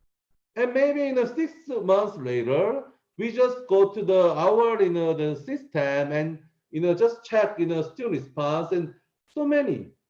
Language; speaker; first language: English; non-native, learner; Korean